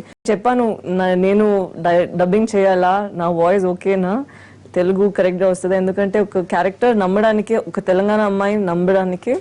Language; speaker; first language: Telugu; non-native, fluent; Tamil